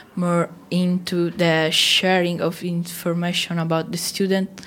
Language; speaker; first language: English; non-native, learner; Italian